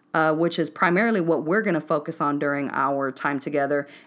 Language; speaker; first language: English; native; English